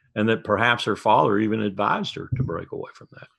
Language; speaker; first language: English; native; English